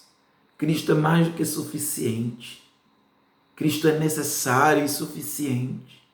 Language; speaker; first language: Portuguese; native; Portuguese